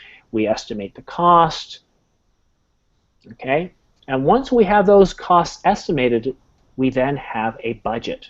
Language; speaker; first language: English; non-native, fluent; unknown